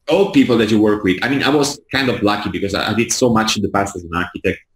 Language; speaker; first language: English; non-native, fluent; Italian